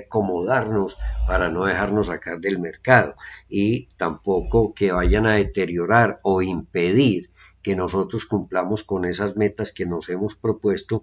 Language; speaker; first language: Spanish; native; Spanish